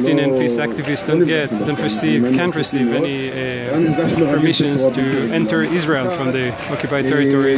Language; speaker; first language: English; non-native, fluent; Hebrew